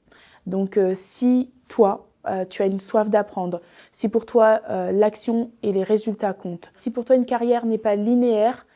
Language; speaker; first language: French; native; French